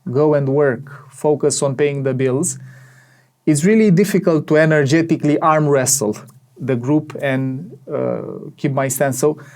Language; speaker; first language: English; non-native, fluent; Romanian